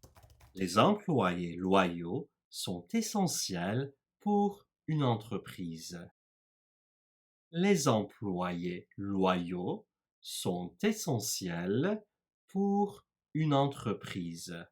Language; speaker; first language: French; non-native, fluent; Turkish